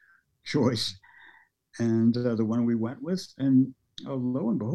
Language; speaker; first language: English; early bilingual, other home language; Norwegian